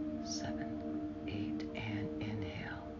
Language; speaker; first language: English; native; English